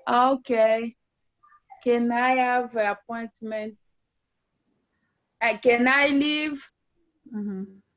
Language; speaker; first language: English; non-native, learner; French